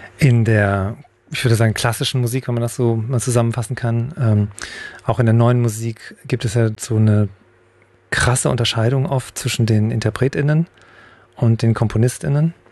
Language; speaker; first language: German; native; German